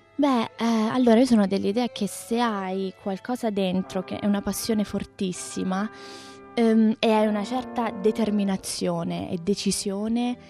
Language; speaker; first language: Italian; native; Italian